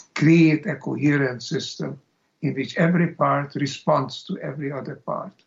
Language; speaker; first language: English; non-native, fluent; Hungarian